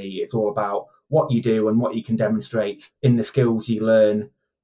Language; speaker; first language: English; native; English